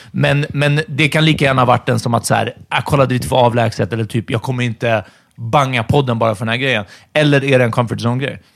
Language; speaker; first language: Swedish; native; Swedish